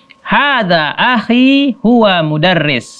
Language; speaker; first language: Arabic; non-native, fluent; Indonesian